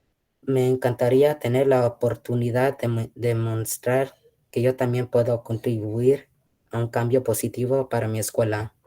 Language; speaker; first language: Spanish; early bilingual, heritage; Spanish